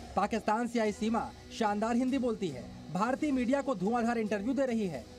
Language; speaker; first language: Hindi; native; Hindi